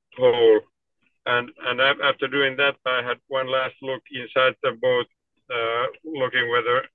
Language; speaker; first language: English; non-native, fluent; Finnish